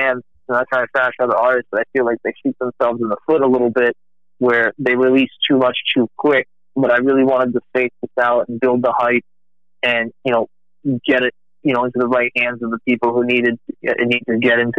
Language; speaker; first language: English; native; English